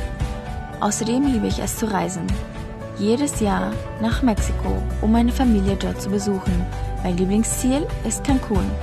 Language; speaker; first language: German; early bilingual, other home language; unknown